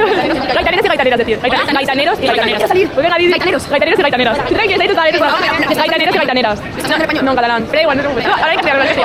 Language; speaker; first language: Spanish; non-native, local second language; Catalan